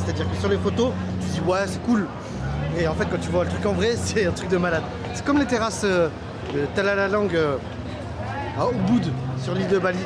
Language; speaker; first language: French; native; French